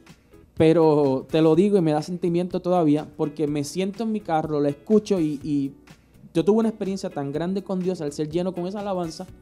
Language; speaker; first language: Spanish; native; Spanish